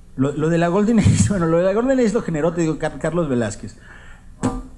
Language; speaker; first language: Spanish; native; Spanish